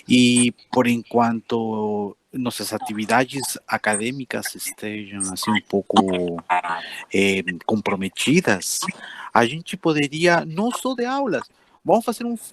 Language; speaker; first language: Portuguese; non-native, fluent; Spanish